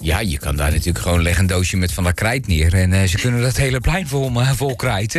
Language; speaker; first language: Dutch; native; Dutch